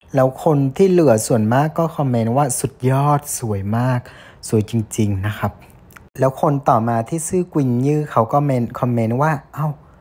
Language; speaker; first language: Thai; non-native, fluent; Vietnamese